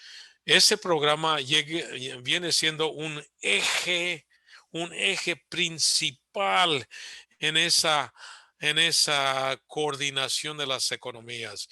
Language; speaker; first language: Spanish; early bilingual, heritage; Spanish